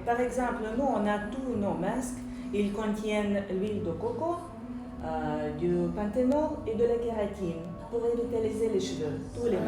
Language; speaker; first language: French; non-native, local second language; Arabic